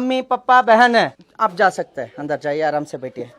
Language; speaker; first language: Hindi; non-native, local second language; Kannada